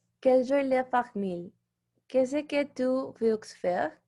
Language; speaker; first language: French; non-native, learner; Spanish